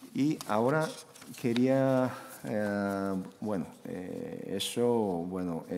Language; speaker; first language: Spanish; non-native, fluent; Japanese